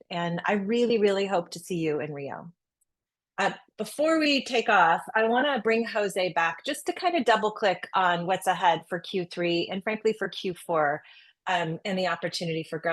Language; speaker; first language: English; native; English